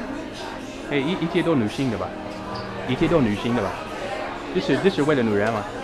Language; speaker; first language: Chinese; non-native, learner; English